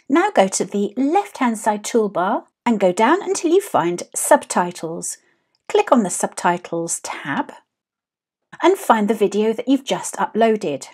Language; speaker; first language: English; native; English